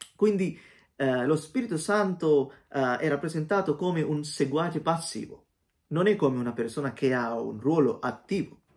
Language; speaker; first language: Italian; non-native, fluent; Sinhala